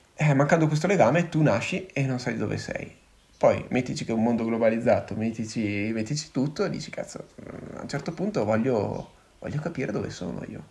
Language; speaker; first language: Italian; native; Italian